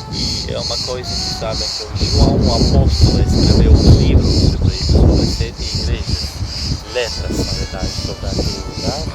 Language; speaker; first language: Portuguese; non-native, fluent; Turkish